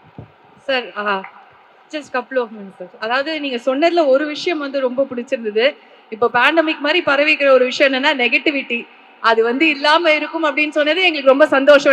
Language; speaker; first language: Tamil; native; Tamil